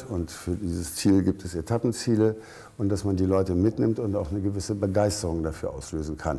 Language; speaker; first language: German; native; German